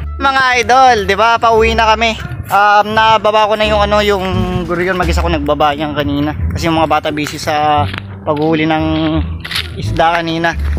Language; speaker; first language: Filipino; non-native, local second language; Iloko